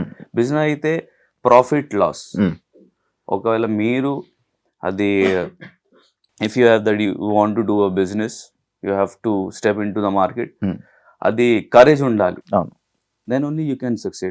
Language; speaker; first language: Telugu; non-native, learner; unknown